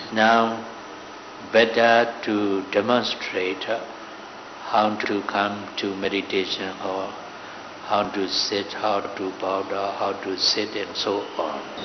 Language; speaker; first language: English; non-native, fluent; Burmese